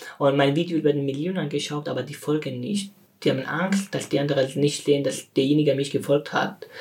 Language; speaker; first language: German; non-native, learner; Persian